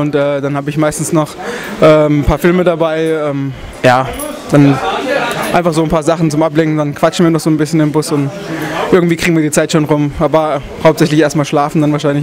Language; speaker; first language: German; native; German